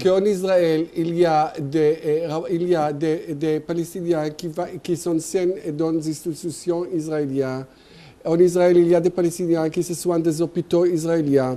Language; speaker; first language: French; non-native, fluent; Hebrew